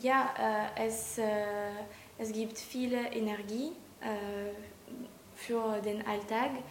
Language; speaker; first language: German; non-native, learner; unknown